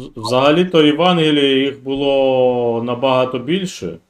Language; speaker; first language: Ukrainian; non-native, local second language; Russian